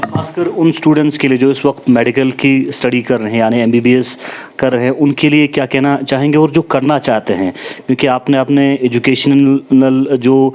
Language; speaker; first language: Hindi; non-native, local second language; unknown